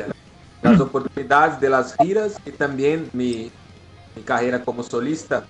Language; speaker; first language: Spanish; non-native, learner; Portuguese